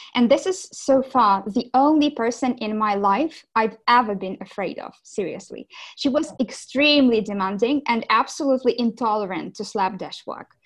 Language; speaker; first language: English; non-native, fluent; Ukrainian